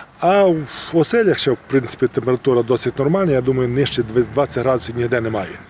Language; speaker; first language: Ukrainian; native; Ukrainian